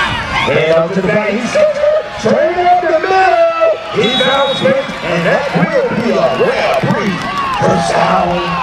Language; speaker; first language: English; native; English